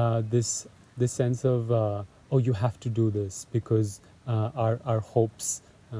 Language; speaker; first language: English; non-native, local second language; Hindi